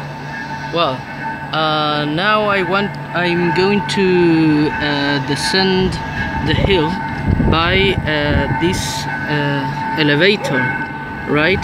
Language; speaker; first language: English; non-native, learner; Spanish